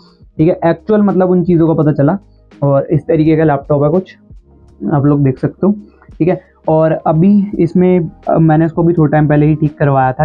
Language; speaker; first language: Hindi; native; Hindi